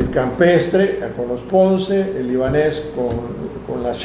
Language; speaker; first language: Spanish; native; Spanish